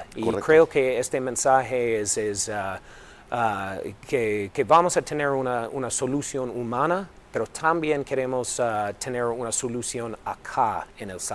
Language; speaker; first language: Spanish; non-native, fluent; English